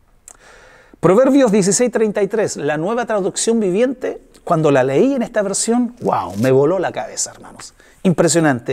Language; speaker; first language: Spanish; native; Spanish